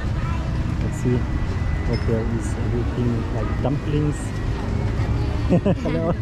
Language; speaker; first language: English; non-native, fluent; German